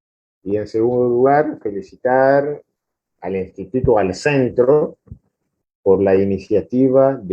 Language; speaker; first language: Spanish; non-native, fluent; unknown